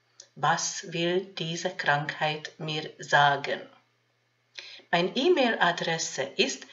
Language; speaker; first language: German; non-native, fluent; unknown